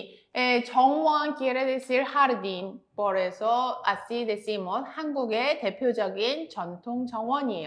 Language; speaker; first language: Spanish; non-native, fluent; Korean